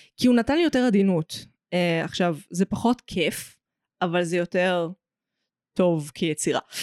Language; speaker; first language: Hebrew; native; Hebrew